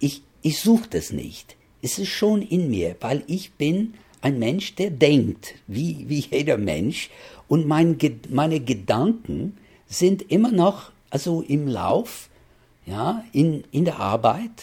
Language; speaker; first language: German; non-native, fluent; English